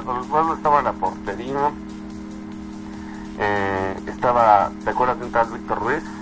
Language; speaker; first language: Spanish; native; Spanish